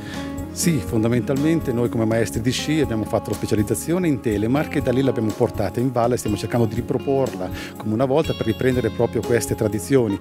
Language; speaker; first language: Italian; native; Italian